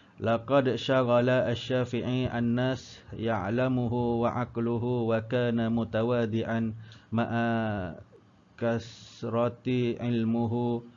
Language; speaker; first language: Arabic; non-native, learner; Malay